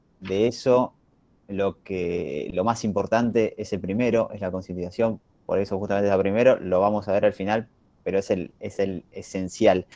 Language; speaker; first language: Spanish; native; Spanish